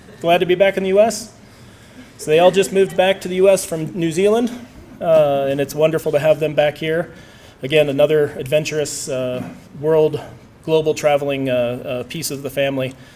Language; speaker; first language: English; native; English